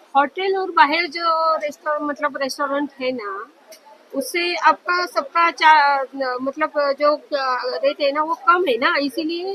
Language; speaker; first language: Hindi; non-native, local second language; Marathi